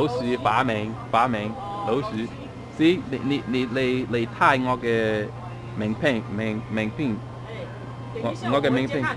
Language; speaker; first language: Cantonese; non-native, learner; English